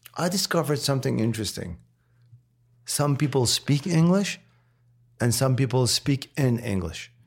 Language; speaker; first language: English; non-native, fluent; Arabic